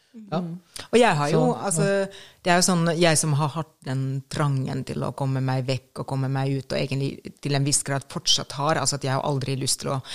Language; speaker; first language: Norwegian; non-native, fluent; Finnish